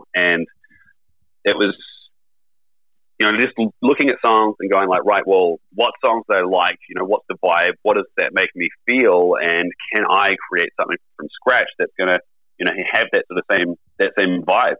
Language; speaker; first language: English; native; English